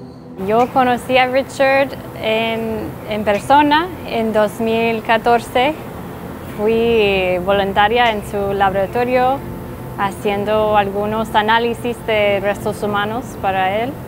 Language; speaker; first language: Spanish; non-native, fluent; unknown